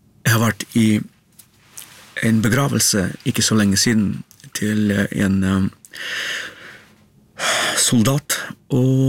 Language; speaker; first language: Norwegian; non-native, learner; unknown